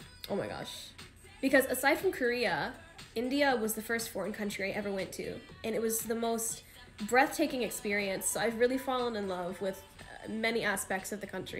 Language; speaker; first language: English; native; English